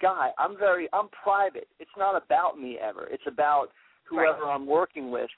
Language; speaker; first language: English; native; English